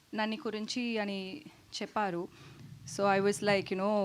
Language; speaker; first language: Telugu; non-native, learner; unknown